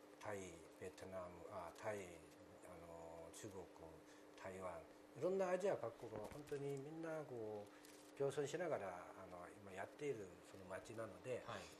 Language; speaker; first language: Japanese; non-native, fluent; Korean